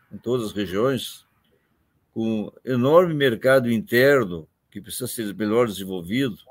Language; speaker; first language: Portuguese; native; Portuguese